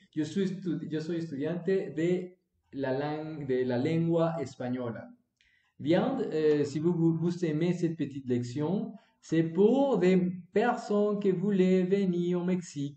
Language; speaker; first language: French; non-native, learner; Spanish